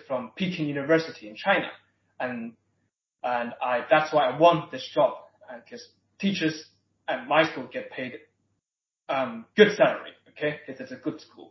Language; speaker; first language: English; non-native, local second language; Cantonese